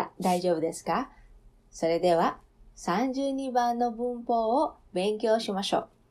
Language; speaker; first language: Japanese; non-native, fluent; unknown